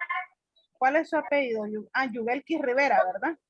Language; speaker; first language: Spanish; native; Spanish